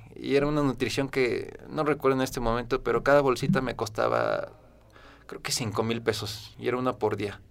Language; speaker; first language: Spanish; native; Spanish